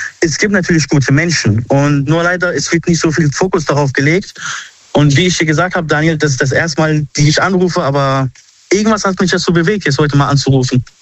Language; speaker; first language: German; early bilingual, other home language; Arabic